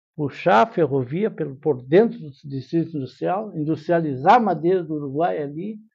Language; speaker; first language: Portuguese; native; Portuguese